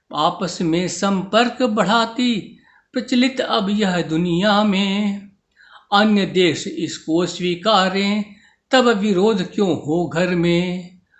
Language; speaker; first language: Hindi; native; Hindi